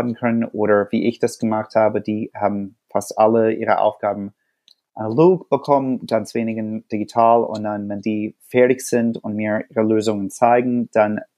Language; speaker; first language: German; non-native, fluent; English